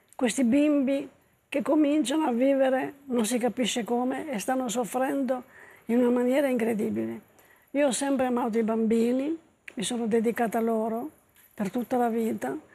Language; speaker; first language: Italian; native; Italian